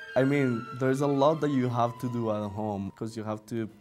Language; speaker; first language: English; non-native, fluent; Spanish